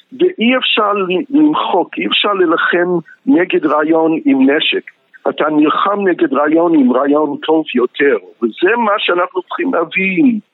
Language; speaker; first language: Hebrew; non-native, fluent; English